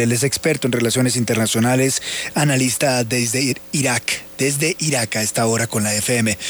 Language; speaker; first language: Spanish; native; Spanish